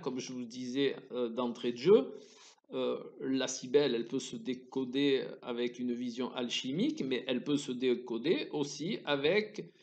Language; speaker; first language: French; native; French